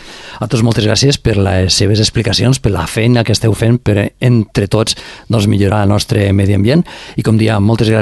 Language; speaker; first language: Catalan; native; Catalan